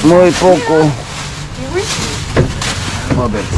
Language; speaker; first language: Spanish; non-native, learner; Filipino